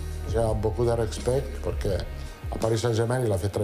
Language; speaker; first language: French; non-native, learner; Italian